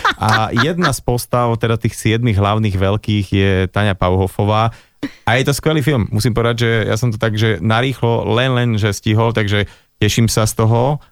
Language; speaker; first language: Slovak; native; Slovak